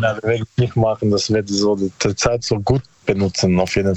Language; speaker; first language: German; non-native, learner; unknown